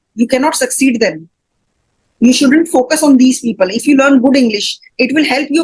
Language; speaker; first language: English; non-native, fluent; Hindi